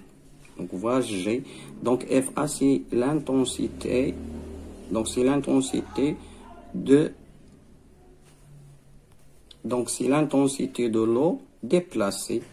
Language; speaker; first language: French; non-native, local second language; Arabic